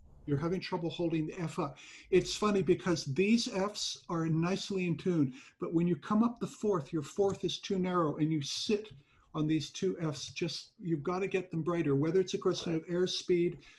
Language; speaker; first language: English; native; English